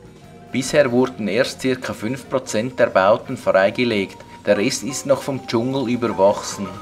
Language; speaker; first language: German; native; German